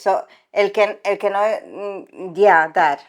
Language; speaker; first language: Spanish; native; Spanish